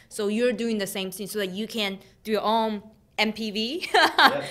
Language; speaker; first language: English; non-native, fluent; Chinese